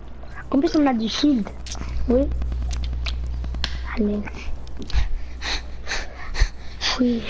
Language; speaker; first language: French; native; French